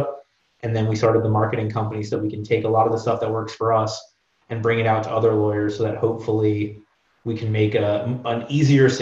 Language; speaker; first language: English; native; English